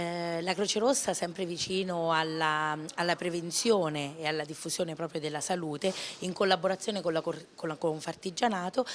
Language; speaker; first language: Italian; native; Italian